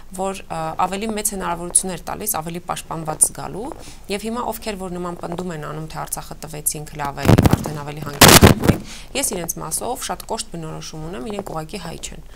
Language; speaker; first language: Armenian; native; Armenian